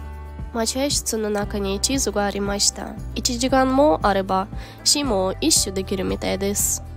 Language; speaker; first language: Japanese; non-native, fluent; Ukrainian